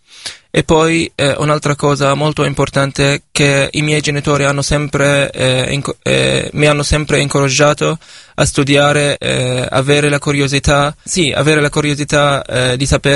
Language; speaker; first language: Italian; non-native, fluent; Arabic